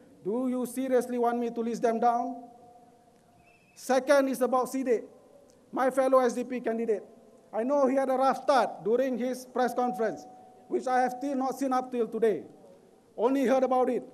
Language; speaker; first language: English; non-native, local second language; Malay